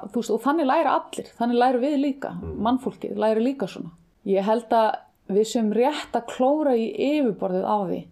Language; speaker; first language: Icelandic; native; Icelandic